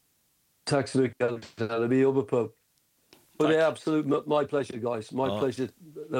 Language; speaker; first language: Swedish; non-native, fluent; English